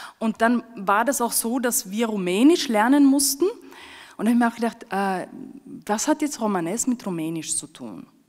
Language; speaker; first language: German; early bilingual, other home language; Romany